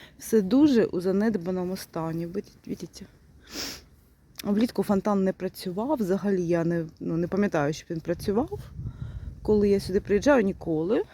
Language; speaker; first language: Ukrainian; non-native, local second language; Russian